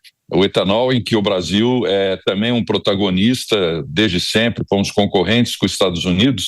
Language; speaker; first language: Portuguese; native; Portuguese